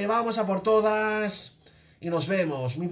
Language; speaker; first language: Spanish; native; Spanish